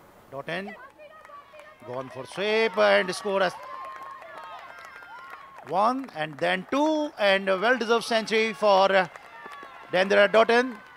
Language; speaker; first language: English; non-native, local second language; Urdu